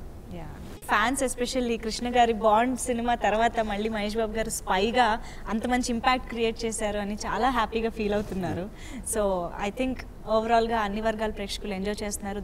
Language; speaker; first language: Telugu; native; Telugu